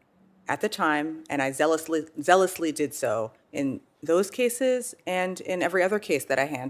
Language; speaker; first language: English; native; English